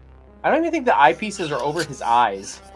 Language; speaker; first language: English; native; English